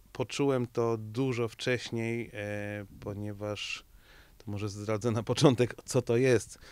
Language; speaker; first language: Polish; early bilingual, heritage; Polish